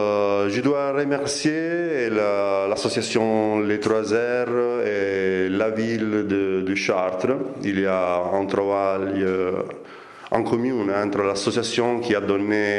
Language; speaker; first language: French; non-native, fluent; Italian